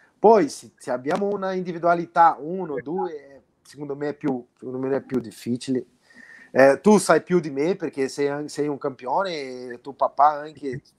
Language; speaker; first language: Italian; non-native, fluent; Portuguese